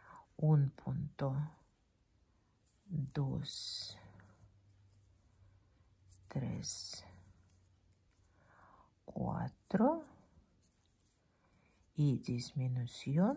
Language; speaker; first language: Spanish; non-native, fluent; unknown